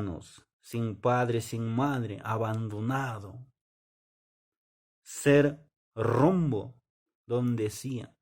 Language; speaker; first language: Spanish; non-native, local second language; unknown